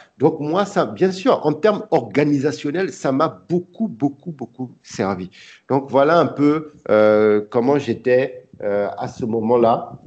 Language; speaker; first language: French; early bilingual, other home language; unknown